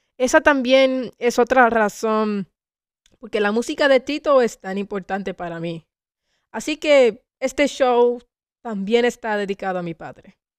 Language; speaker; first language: Spanish; early bilingual, heritage; Spanish